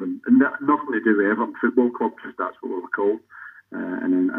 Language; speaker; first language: English; native; English